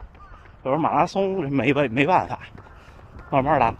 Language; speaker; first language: Chinese; native; Chinese